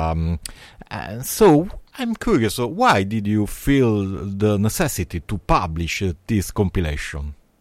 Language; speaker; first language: English; non-native, learner; Italian